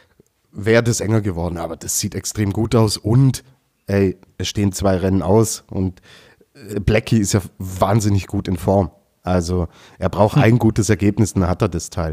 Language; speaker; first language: German; native; German